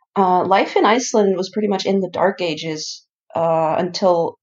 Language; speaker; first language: English; early bilingual, other home language; Icelandic